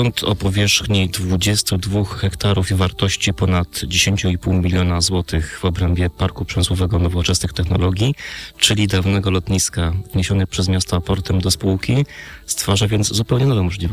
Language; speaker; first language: Polish; native; Polish